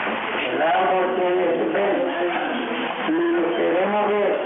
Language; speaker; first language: Spanish; non-native, local second language; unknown